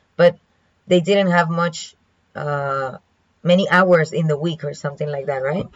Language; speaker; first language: English; non-native, fluent; Spanish